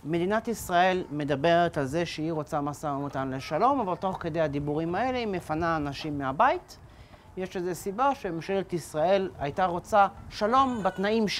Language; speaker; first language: Hebrew; native; Hebrew